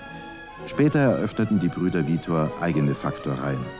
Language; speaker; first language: German; native; German